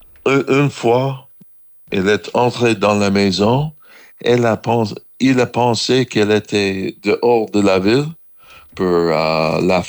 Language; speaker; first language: French; non-native, learner; English